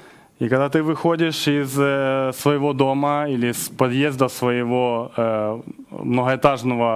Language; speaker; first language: Polish; non-native, learner; Russian